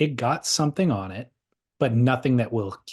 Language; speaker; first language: English; native; English